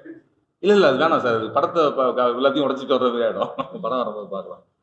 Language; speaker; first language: Tamil; native; Tamil